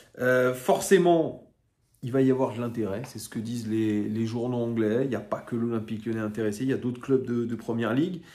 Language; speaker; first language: French; native; French